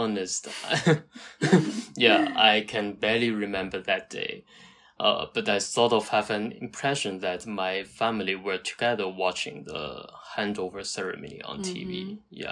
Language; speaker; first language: English; non-native, local second language; Cantonese